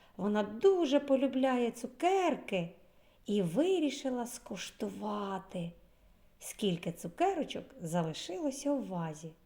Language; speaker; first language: Ukrainian; native; Ukrainian